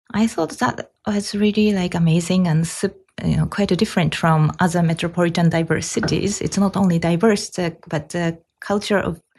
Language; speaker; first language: English; non-native, fluent; Japanese